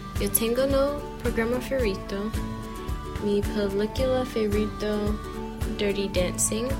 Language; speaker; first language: Spanish; non-native, learner; English